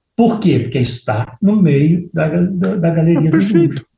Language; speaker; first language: Portuguese; native; Portuguese